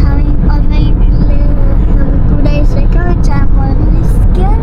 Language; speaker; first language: Nepali; early bilingual, heritage; Nepali